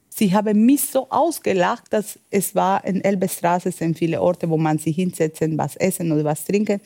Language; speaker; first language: German; non-native, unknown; Spanish